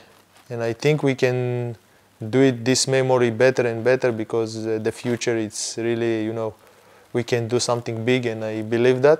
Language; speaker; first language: English; non-native, fluent; Hebrew